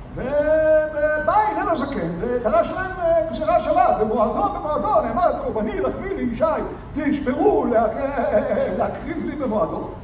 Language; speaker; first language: Hebrew; native; Hebrew